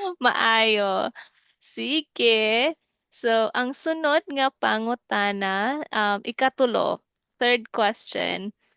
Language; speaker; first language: Cebuano; native; Cebuano